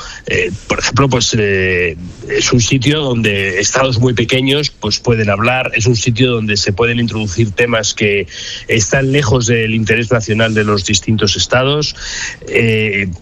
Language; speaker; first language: Spanish; native; Spanish